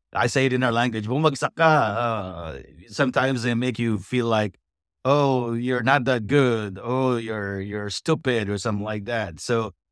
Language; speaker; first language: English; non-native, local second language; Filipino